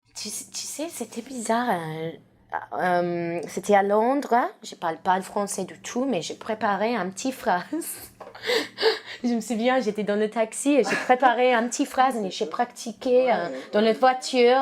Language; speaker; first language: French; non-native, learner; English